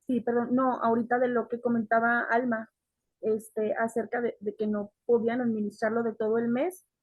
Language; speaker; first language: Spanish; native; Spanish